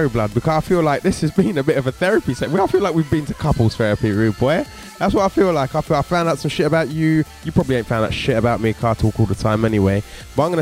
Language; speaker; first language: English; native; English